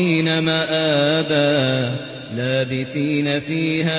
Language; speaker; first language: Arabic; native; Arabic